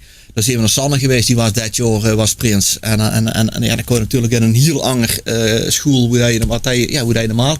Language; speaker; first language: Dutch; native; Dutch